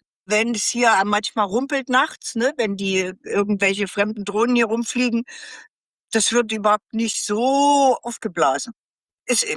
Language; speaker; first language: German; native; German